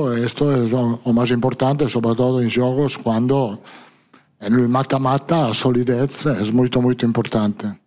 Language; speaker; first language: Portuguese; non-native, learner; Italian